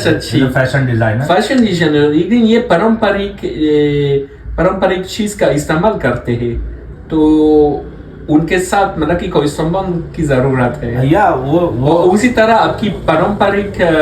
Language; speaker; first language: Hindi; non-native, learner; French